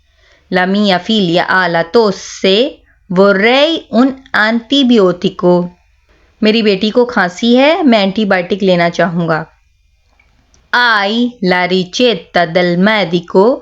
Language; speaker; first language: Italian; non-native, fluent; Urdu